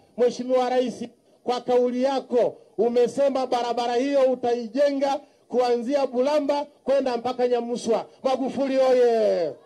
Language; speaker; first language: Swahili; native; Swahili